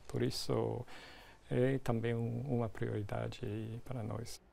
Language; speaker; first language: Portuguese; non-native, fluent; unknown